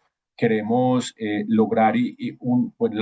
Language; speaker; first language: Spanish; native; Spanish